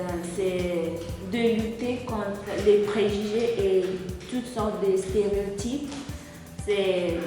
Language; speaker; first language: French; non-native, fluent; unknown